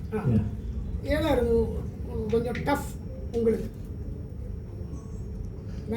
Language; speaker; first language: Tamil; non-native, learner; Malayalam